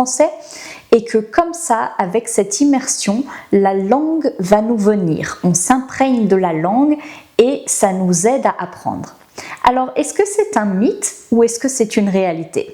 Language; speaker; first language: French; native; French